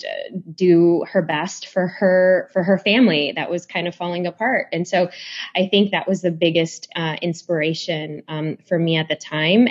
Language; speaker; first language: English; native; English